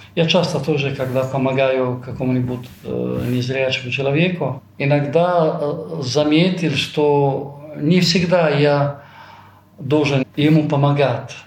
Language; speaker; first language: Russian; non-native, fluent; Italian